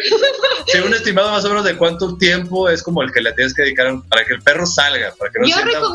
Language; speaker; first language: Spanish; native; Spanish